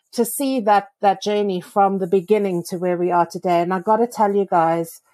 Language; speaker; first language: English; native; English